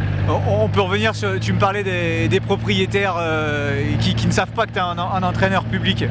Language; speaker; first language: French; native; French